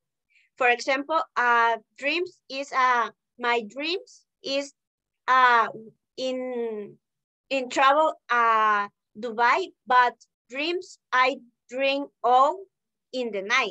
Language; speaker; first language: English; non-native, learner; Spanish